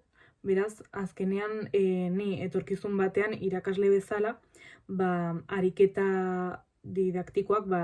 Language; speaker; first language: Basque; non-native, local second language; Spanish